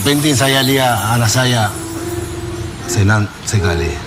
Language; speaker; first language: Indonesian; non-native, fluent; Spanish